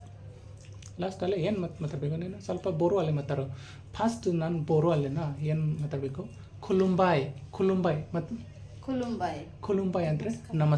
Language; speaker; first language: Kannada; non-native, learner; Bodo